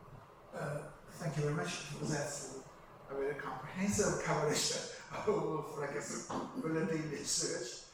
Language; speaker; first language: English; non-native, fluent; Chinese